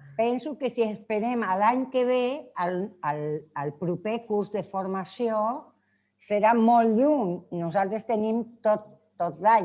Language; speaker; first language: Catalan; non-native, learner; Spanish